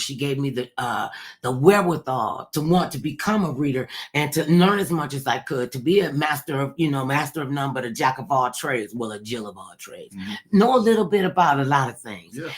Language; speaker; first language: English; native; English